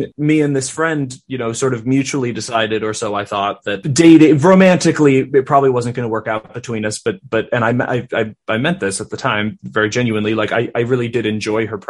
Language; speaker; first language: English; native; English